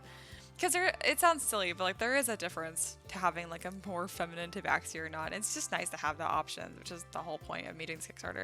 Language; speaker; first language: English; native; English